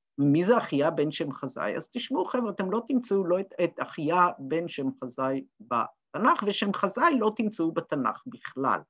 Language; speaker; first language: Hebrew; native; Hebrew